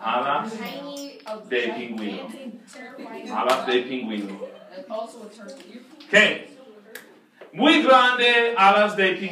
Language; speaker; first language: Spanish; non-native, fluent; English